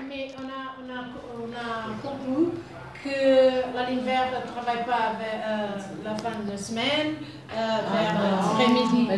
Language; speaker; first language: French; non-native, fluent; Portuguese